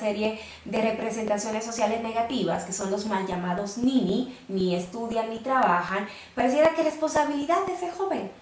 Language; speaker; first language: Spanish; native; Spanish